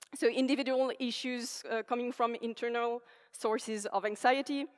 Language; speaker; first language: English; non-native, fluent; French